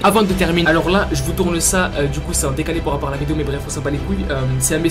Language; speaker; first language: French; native; French